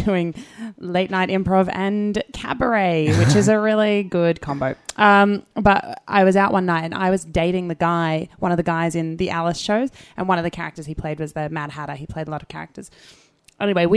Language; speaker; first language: English; native; English